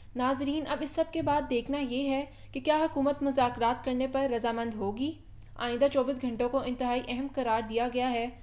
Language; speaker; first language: Urdu; native; Urdu